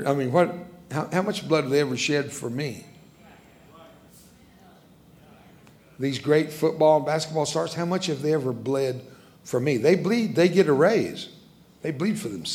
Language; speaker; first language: English; early bilingual, other home language; Spanish